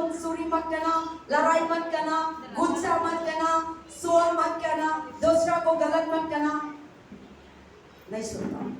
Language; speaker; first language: Hindi; non-native, local second language; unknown